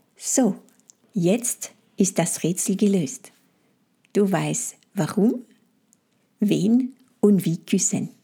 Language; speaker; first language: German; non-native, fluent; French